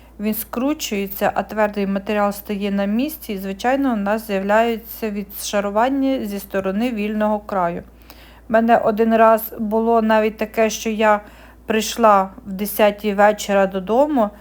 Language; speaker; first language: Ukrainian; native; Ukrainian